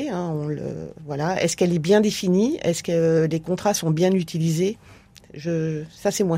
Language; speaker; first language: French; native; French